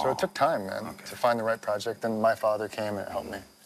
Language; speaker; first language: English; native; English